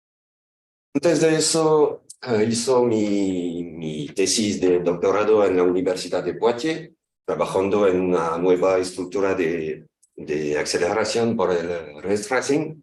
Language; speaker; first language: Spanish; non-native, fluent; French